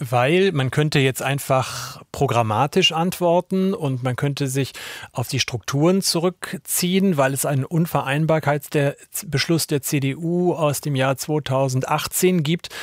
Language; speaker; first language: German; native; German